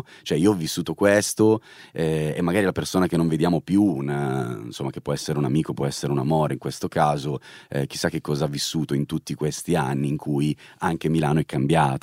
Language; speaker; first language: Italian; native; Italian